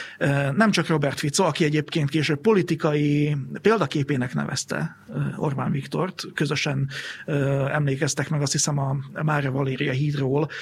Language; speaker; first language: Hungarian; native; Hungarian